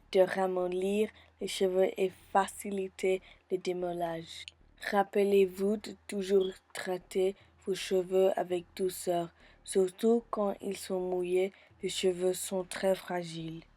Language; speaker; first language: French; non-native, fluent; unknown